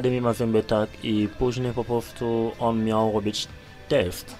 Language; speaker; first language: Polish; non-native, learner; Lingala